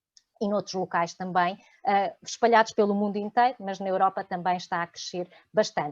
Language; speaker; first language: Portuguese; native; Portuguese